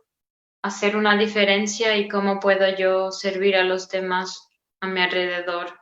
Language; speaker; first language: Spanish; non-native, learner; Romanian